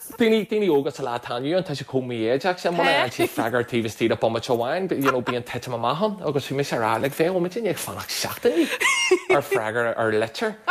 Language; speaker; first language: Irish; native; Irish